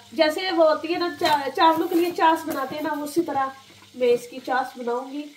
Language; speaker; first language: Urdu; native; Urdu